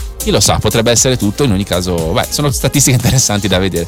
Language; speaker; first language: Italian; native; Italian